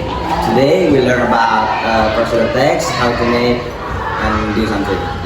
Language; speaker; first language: English; non-native, learner; Indonesian